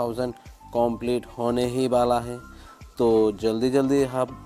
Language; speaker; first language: Hindi; non-native, local second language; Bangla